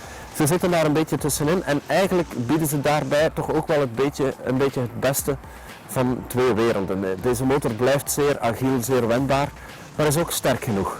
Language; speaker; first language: Dutch; native; Dutch